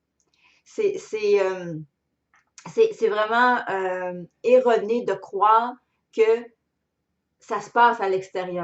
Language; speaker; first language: French; native; French